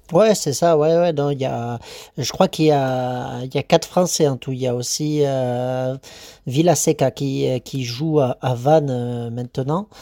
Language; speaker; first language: French; native; French